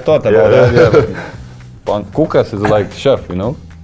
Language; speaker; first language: English; non-native, fluent; Lithuanian